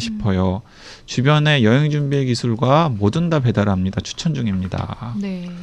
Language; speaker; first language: Korean; native; Korean